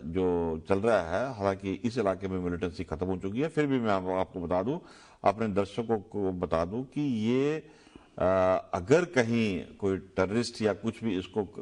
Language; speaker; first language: Urdu; non-native, local second language; Dogri